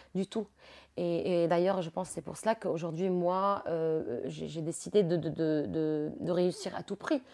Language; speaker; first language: French; non-native, local second language; Arabic